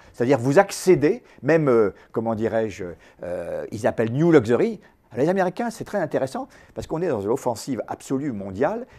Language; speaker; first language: French; native; French